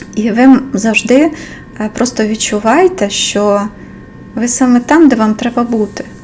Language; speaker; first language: Ukrainian; non-native, local second language; Russian